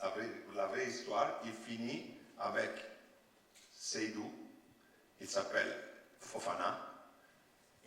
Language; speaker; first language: French; non-native, learner; Italian